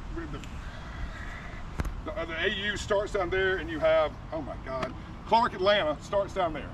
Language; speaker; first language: English; native; English